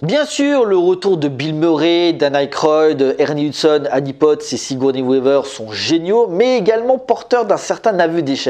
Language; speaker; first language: French; native; French